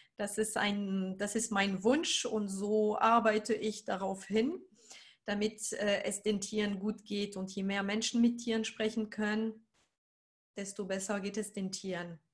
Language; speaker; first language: German; non-native, fluent; French